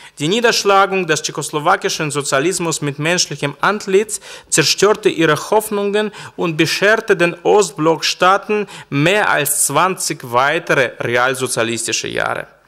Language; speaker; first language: German; non-native, fluent; Russian